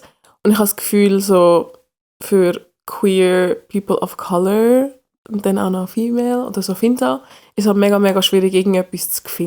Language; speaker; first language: German; early bilingual, other home language; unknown